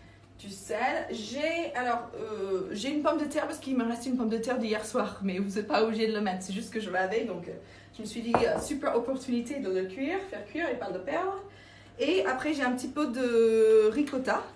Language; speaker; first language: French; non-native, fluent; English